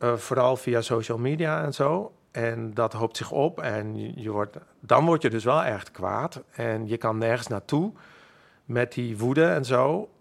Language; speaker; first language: Dutch; non-native, local second language; Western Frisian